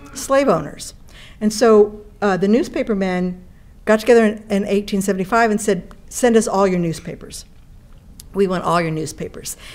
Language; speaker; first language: English; native; English